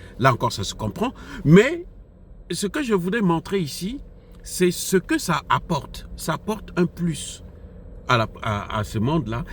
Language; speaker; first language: French; non-native, local second language; Lingala